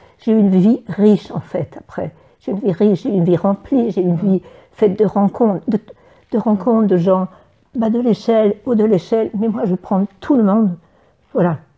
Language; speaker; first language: French; native; French